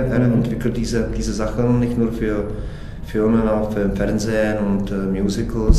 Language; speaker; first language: German; non-native, fluent; Czech